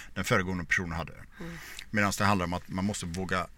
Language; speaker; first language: Swedish; native; Swedish